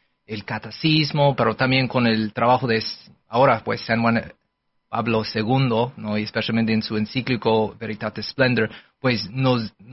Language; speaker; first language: Spanish; non-native, fluent; English